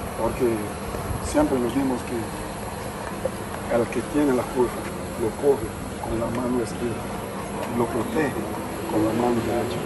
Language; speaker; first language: Spanish; non-native, learner; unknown